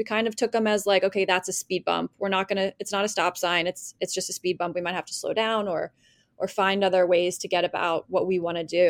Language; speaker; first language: English; native; English